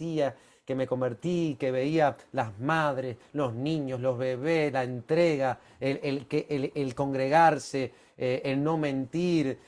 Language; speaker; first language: Spanish; native; Spanish